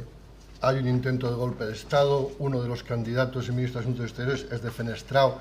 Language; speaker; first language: Spanish; native; Spanish